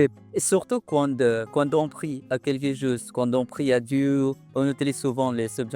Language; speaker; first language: French; non-native, learner; Filipino